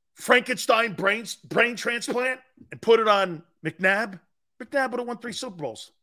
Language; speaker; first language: English; native; English